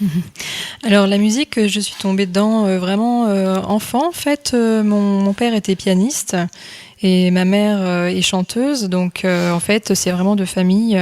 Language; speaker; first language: French; native; French